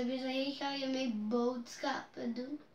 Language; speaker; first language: Dutch; non-native, learner; Papiamento